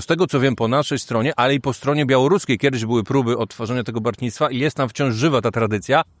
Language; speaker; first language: Polish; native; Polish